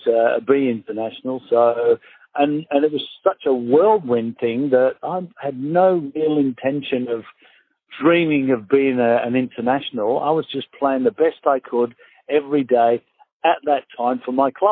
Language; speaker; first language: English; native; English